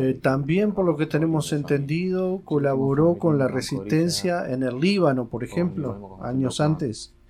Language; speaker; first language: Spanish; native; Spanish